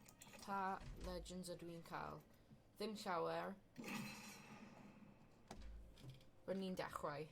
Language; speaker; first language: Welsh; non-native, learner; English